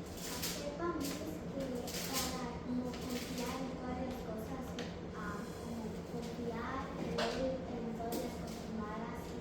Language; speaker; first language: Spanish; early bilingual, heritage; Spanish